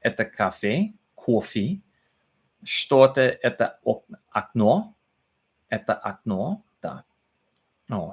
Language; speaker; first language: Russian; non-native, learner; English